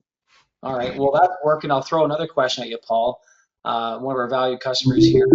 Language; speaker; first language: English; native; English